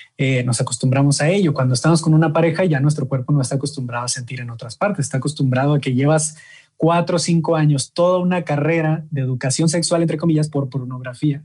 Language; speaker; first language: Spanish; native; Spanish